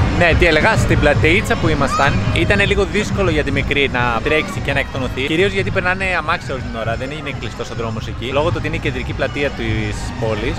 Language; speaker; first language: Greek; early bilingual, heritage; Greek